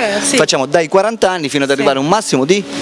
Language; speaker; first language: Italian; native; Italian